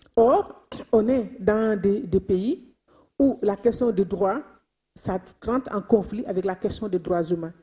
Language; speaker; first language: French; non-native, local second language; Wolof